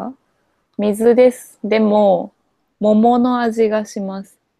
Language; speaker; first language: Japanese; non-native, fluent; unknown